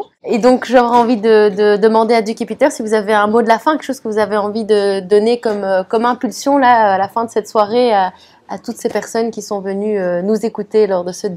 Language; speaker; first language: French; native; French